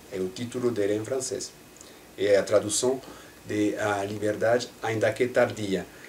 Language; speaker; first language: Portuguese; non-native, fluent; French